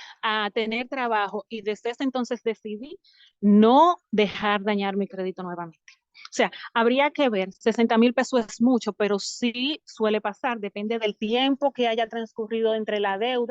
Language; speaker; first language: Spanish; native; Spanish